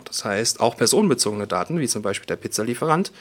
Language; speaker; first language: German; native; German